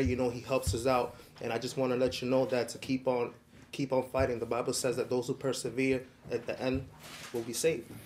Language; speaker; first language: English; early bilingual, other home language; Spanish